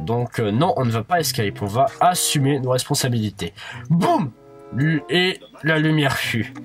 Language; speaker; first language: French; native; French